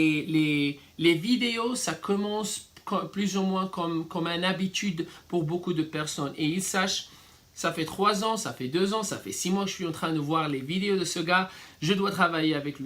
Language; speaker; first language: French; non-native, fluent; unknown